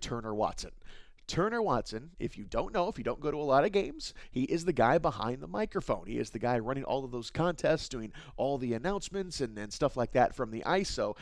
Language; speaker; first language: English; native; English